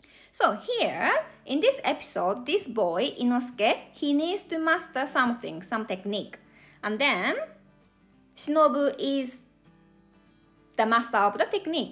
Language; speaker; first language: English; non-native, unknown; Japanese